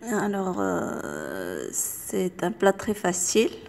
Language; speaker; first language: French; non-native, local second language; Arabic